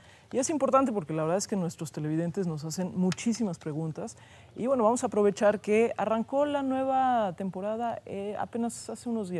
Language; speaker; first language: Spanish; native; Spanish